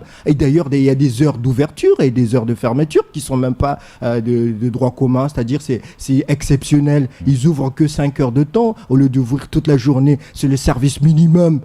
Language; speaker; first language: French; non-native, local second language; Comorian